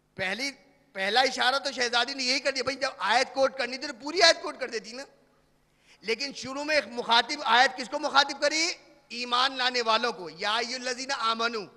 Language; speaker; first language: Urdu; native; Urdu